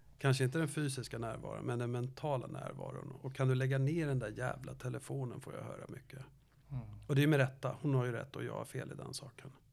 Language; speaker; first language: Swedish; native; Swedish